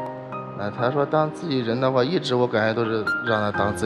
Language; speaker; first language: Chinese; native; Chinese